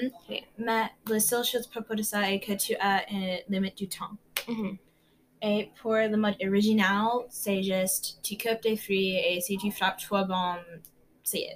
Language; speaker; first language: French; non-native, learner; English